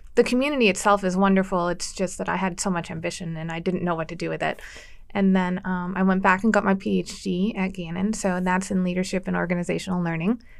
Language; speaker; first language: English; native; English